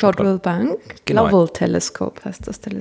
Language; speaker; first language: German; native; German